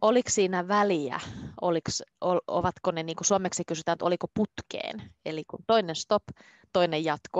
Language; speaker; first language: Finnish; native; Finnish